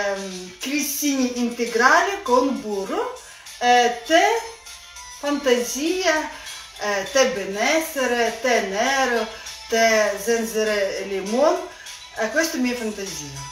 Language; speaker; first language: Italian; non-native, learner; Russian